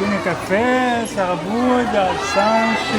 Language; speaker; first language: Spanish; non-native, learner; Kabuverdianu